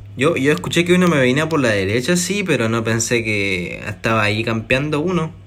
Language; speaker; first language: Spanish; native; Spanish